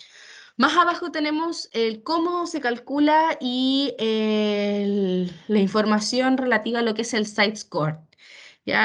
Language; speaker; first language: Spanish; native; Spanish